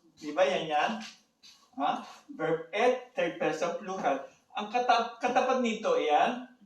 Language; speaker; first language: Filipino; native; Filipino